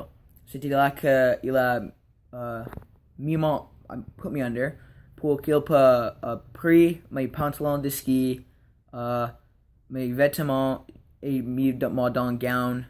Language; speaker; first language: French; non-native, learner; English